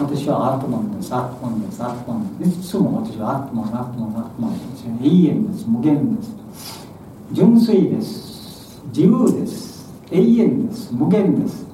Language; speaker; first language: Japanese; non-native, learner; Bangla